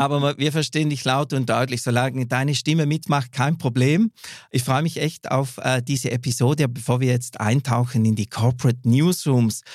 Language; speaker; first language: German; native; German